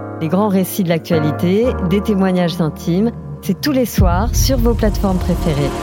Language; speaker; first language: French; native; French